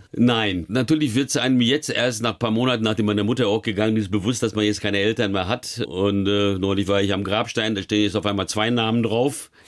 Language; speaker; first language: German; early bilingual, other home language; Hungarian